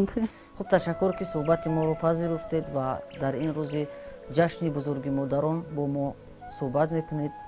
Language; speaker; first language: Persian; native; Persian